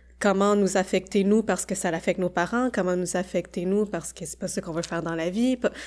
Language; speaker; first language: French; early bilingual, other home language; Khmer